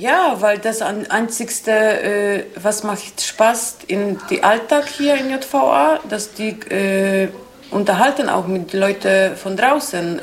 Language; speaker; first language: German; non-native, learner; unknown